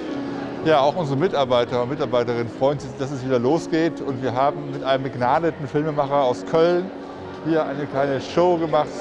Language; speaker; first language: German; native; German